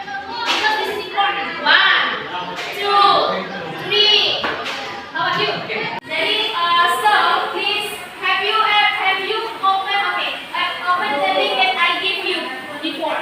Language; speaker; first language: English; non-native, learner; Indonesian